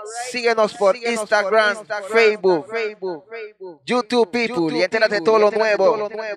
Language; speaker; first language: Spanish; early bilingual, heritage; Spanish